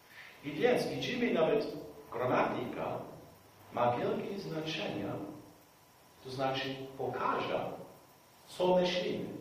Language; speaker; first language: Polish; non-native, fluent; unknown